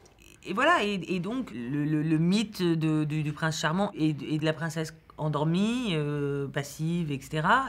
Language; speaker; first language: French; native; French